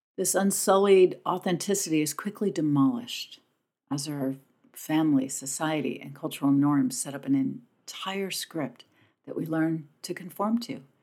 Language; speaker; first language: English; native; English